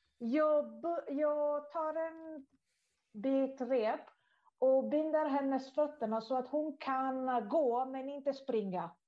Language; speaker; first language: Swedish; non-native, fluent; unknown